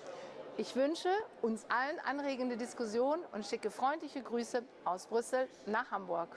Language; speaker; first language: German; native; German